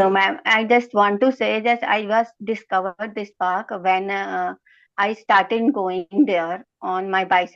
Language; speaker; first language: English; non-native, learner; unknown